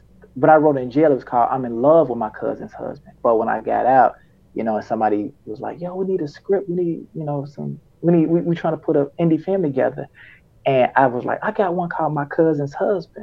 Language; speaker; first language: English; native; English